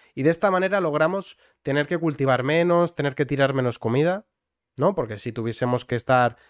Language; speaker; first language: Spanish; native; Spanish